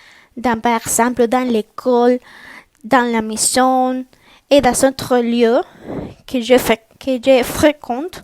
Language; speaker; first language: French; non-native, learner; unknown